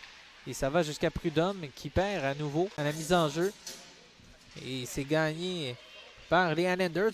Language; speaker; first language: French; native; French